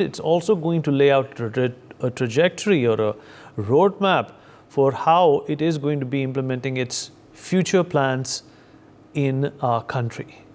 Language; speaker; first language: English; non-native, local second language; Hindi